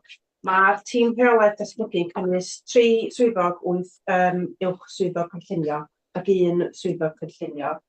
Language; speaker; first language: Welsh; native; Welsh